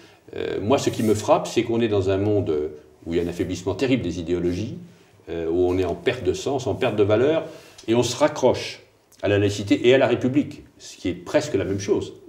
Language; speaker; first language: French; native; French